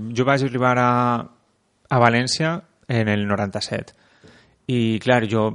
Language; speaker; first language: Catalan; non-native, local second language; Spanish